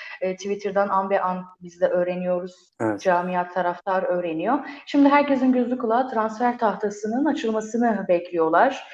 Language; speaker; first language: Turkish; native; Turkish